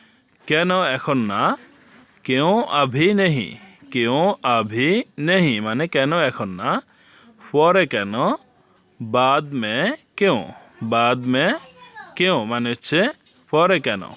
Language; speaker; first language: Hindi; non-native, fluent; Bangla